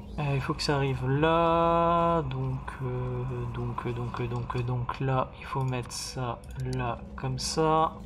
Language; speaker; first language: French; native; French